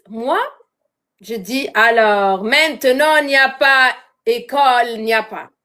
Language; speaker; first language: French; non-native, learner; Arabic